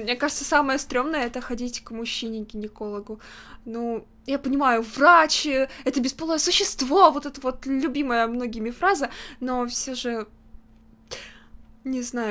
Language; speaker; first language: Russian; native; Russian